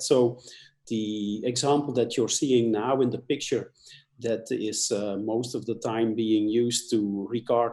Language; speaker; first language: English; non-native, fluent; Dutch